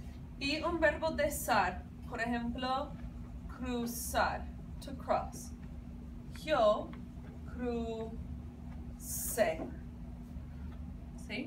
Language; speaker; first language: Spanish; non-native, fluent; English